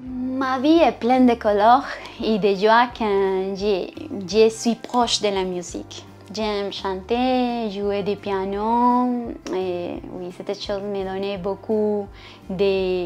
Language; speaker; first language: French; non-native, learner; Spanish